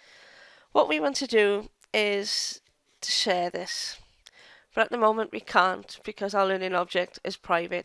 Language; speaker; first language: English; native; English